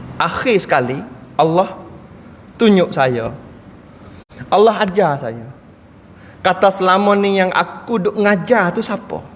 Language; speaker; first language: Malay; native; Malay